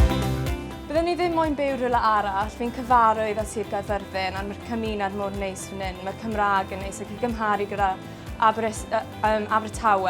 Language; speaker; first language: Welsh; native; Welsh